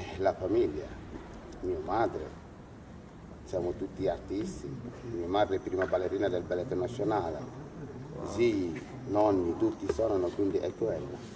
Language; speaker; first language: Italian; non-native, fluent; Wolof